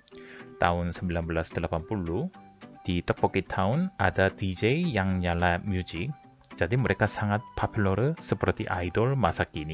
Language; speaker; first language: Indonesian; non-native, fluent; Korean